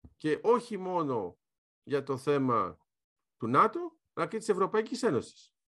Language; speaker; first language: Greek; early bilingual, heritage; Greek